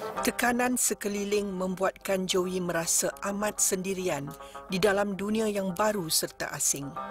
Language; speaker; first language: Malay; native; Malay